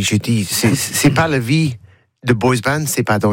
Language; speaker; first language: French; non-native, learner; English